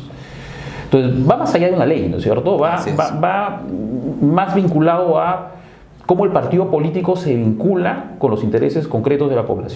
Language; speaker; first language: Spanish; native; Spanish